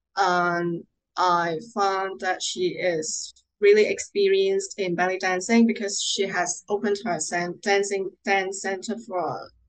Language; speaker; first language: English; non-native, local second language; Cantonese